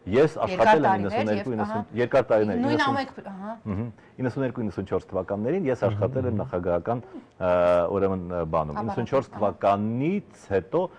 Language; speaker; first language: Armenian; native; Armenian